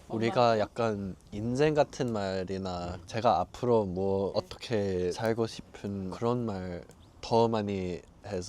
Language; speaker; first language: Korean; early bilingual, heritage; English